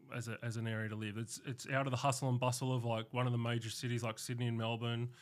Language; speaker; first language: English; native; English